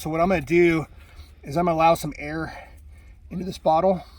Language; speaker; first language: English; native; English